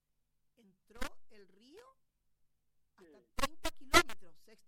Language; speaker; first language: Spanish; native; Spanish